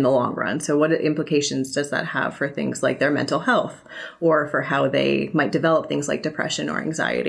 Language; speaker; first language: English; native; English